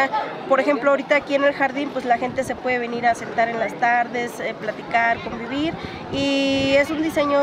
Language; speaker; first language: Spanish; native; Spanish